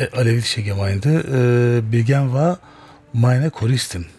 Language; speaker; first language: German; non-native, fluent; Turkish